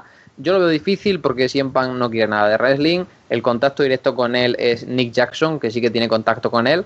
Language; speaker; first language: Spanish; native; Spanish